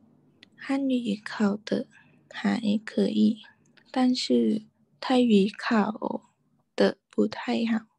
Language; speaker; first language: Chinese; non-native, learner; Thai